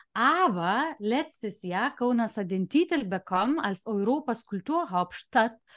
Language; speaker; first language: German; non-native, fluent; Lithuanian